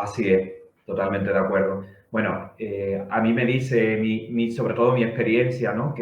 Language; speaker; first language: Spanish; native; Spanish